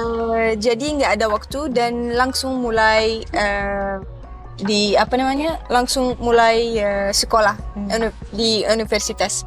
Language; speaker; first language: Indonesian; non-native, fluent; Arabic